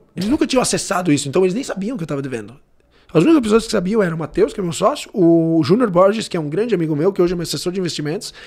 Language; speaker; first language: Portuguese; early bilingual, other home language; Italian